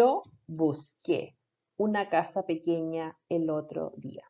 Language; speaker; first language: Spanish; non-native, fluent; English